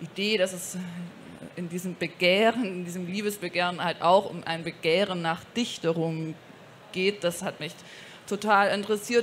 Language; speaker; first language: German; native; German